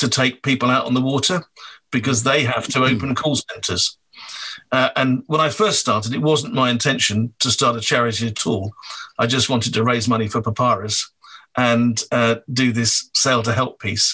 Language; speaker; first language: English; native; English